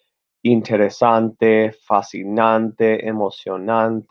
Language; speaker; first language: Spanish; non-native, fluent; English